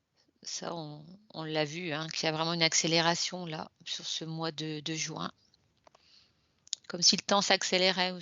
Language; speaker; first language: French; native; French